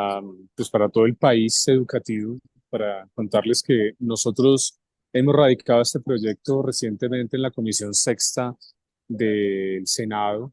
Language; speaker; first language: Spanish; native; Spanish